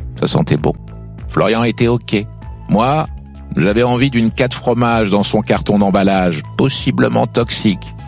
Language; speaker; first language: French; native; French